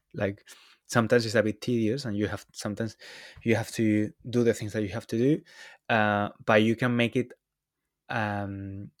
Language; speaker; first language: English; non-native, fluent; Spanish